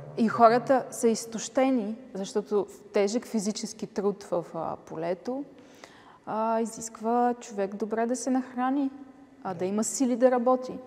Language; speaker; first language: Bulgarian; early bilingual, heritage; Bulgarian